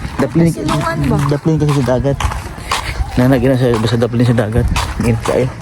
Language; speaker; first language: Filipino; non-native, local second language; Cebuano